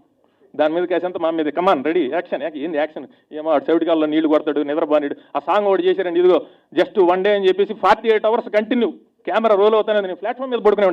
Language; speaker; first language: Telugu; native; Telugu